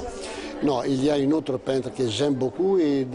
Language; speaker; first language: French; non-native, fluent; Italian